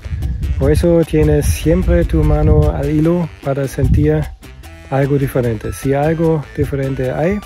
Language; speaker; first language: Spanish; non-native, learner; German